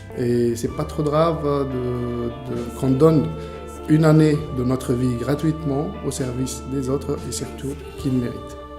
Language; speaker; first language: French; non-native, local second language; Arabic